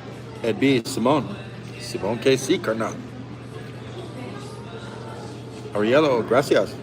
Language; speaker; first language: Spanish; non-native, learner; English